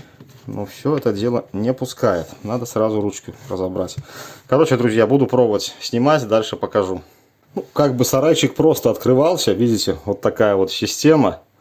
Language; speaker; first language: Russian; native; Russian